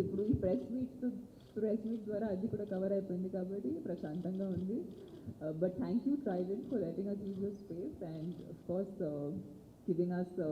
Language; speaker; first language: Telugu; non-native, local second language; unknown